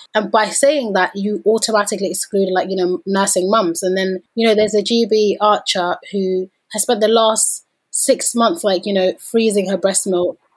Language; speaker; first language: English; early bilingual, other home language; Danish